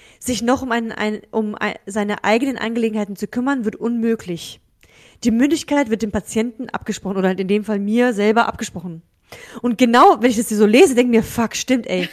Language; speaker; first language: German; early bilingual, other home language; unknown